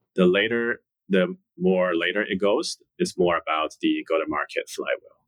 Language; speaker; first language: English; non-native, fluent; Chinese